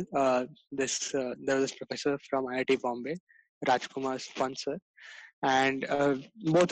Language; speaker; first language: English; non-native, local second language; Gujarati